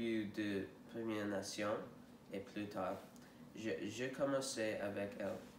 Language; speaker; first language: French; non-native, learner; English